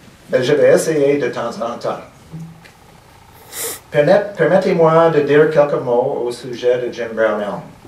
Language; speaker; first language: French; non-native, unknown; English